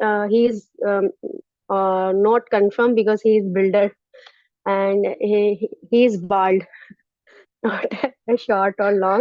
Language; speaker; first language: English; non-native, learner; Urdu